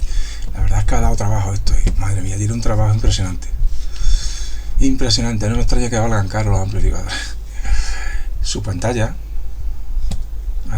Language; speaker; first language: Spanish; native; Spanish